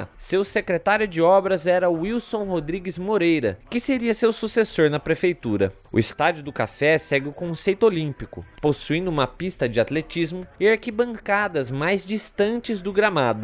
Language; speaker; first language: Portuguese; native; Portuguese